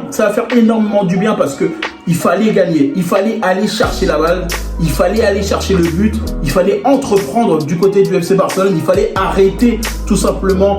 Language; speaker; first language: French; native; French